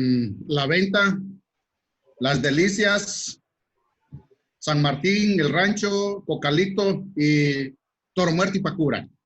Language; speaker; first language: Spanish; native; Spanish